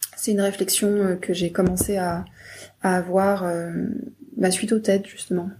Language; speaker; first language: French; native; French